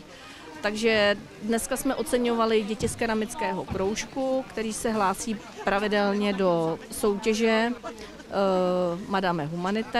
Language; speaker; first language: Czech; native; Czech